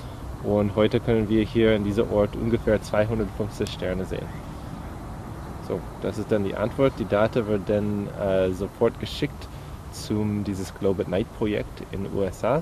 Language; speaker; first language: German; non-native, learner; English